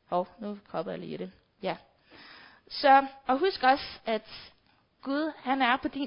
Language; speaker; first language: Danish; native; Danish